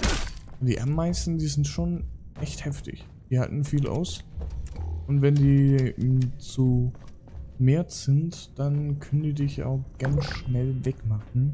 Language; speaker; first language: German; native; German